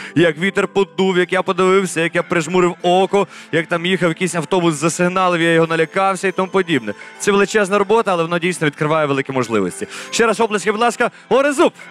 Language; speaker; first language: Ukrainian; native; Ukrainian